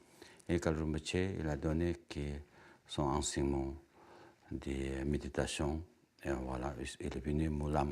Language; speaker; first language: French; non-native, learner; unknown